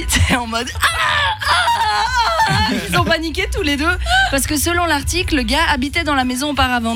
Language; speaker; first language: French; native; French